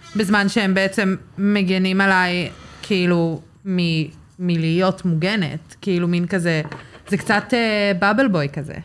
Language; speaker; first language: Hebrew; early bilingual, other home language; English